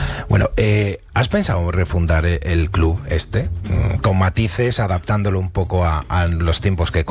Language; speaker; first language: Spanish; native; Spanish